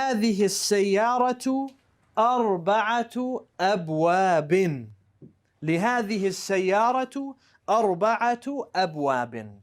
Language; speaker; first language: Arabic; non-native, fluent; English